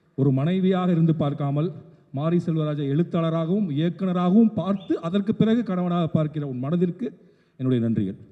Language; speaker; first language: Tamil; native; Tamil